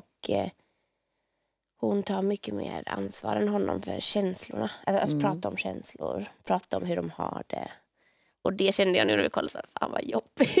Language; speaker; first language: Swedish; native; Swedish